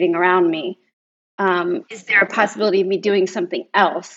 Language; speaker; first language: English; native; English